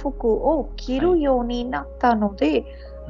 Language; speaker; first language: Japanese; non-native, learner; Hindi